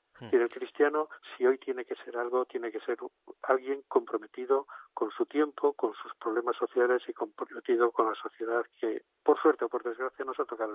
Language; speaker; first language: Spanish; native; Spanish